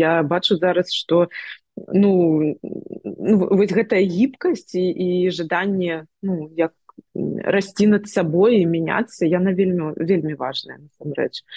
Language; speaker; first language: Belarusian; non-native, local second language; Russian